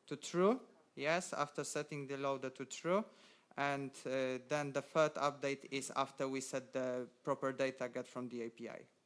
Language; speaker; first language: English; non-native, fluent; Polish